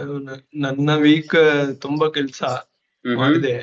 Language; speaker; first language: Kannada; non-native, learner; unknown